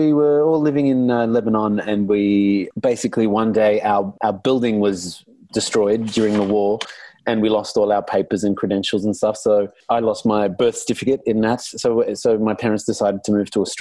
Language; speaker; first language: English; non-native, local second language; Arabic